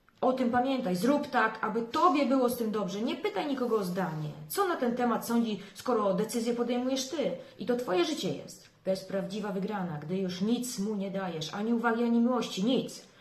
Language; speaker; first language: Polish; native; Polish